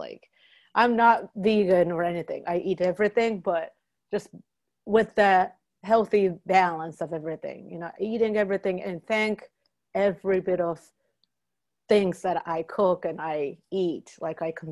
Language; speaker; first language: English; non-native, fluent; Japanese